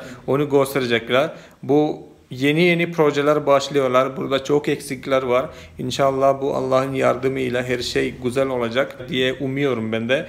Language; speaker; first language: Turkish; non-native, fluent; Malayalam